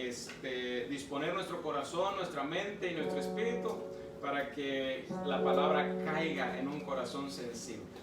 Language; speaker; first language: Spanish; native; Spanish